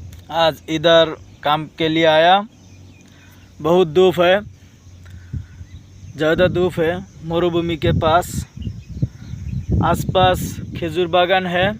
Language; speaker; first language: Hindi; non-native, learner; Bangla